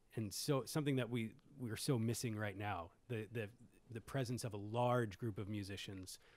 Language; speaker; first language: English; native; English